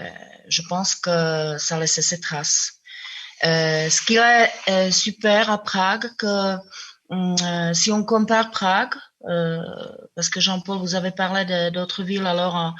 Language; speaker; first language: French; non-native, fluent; Czech